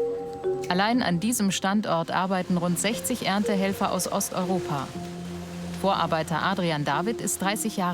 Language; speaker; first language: German; native; German